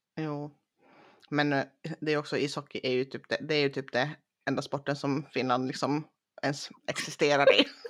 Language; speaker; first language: Swedish; early bilingual, other home language; Finnish